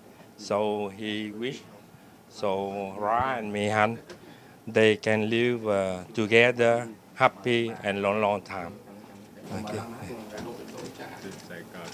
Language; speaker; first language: English; non-native, learner; Vietnamese